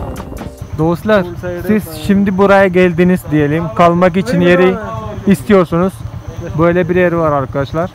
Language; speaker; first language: Turkish; non-native, fluent; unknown